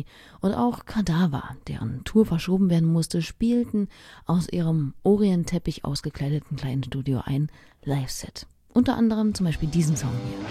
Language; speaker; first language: German; native; German